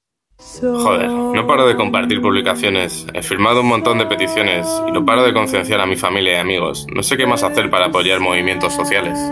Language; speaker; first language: Spanish; native; Spanish